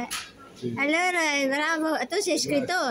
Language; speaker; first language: Italian; non-native, learner; Filipino